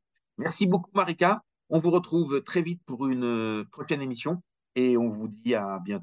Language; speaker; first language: French; native; French